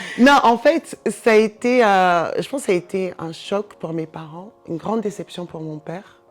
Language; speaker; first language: French; native; French